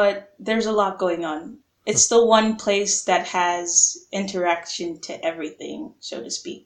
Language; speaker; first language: English; native; English